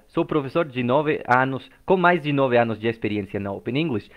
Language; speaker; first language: Portuguese; non-native, fluent; English